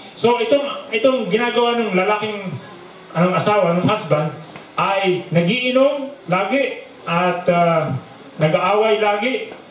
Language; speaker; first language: Filipino; non-native, local second language; Bikol